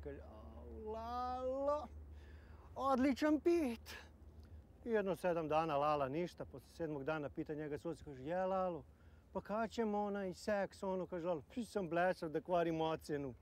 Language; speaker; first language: Croatian; native; Croatian